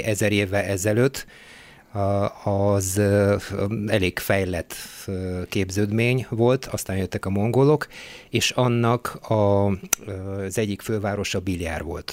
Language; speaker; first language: Hungarian; non-native, fluent; Bulgarian